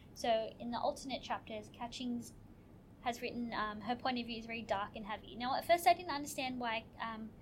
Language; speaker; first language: English; native; English